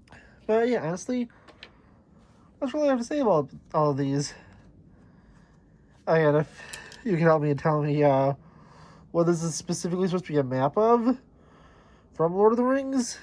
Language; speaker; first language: English; native; English